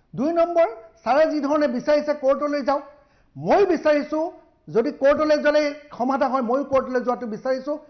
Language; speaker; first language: Assamese; native; Assamese